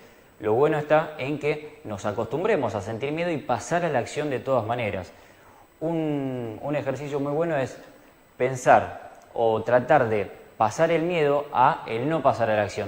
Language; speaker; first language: Spanish; native; Spanish